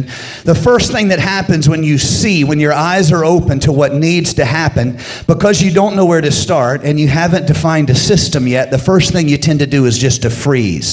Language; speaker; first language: English; native; English